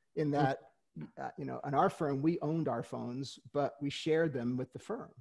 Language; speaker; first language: English; native; English